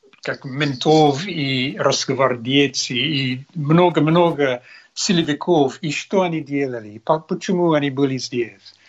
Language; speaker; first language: Russian; non-native, learner; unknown